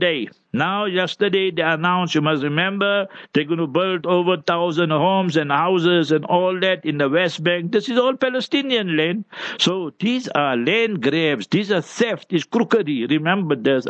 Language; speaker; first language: English; non-native, local second language; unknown